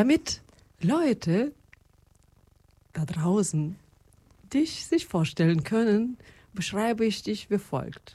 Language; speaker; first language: German; non-native, fluent; Russian